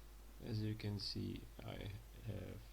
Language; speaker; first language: English; non-native, fluent; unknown